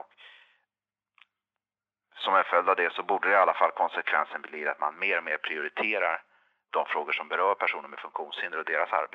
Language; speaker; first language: Swedish; native; Swedish